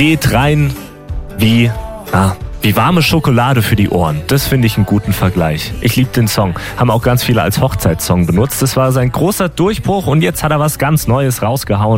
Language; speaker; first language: German; native; German